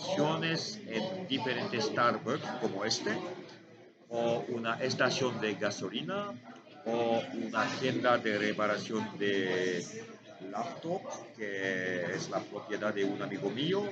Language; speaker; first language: Spanish; non-native, learner; French